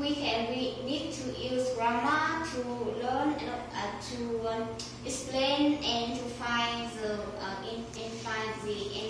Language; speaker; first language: English; non-native, learner; Vietnamese